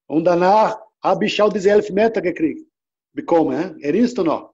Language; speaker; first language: German; non-native, learner; Portuguese